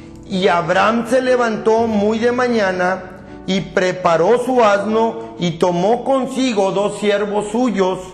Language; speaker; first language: Spanish; native; Spanish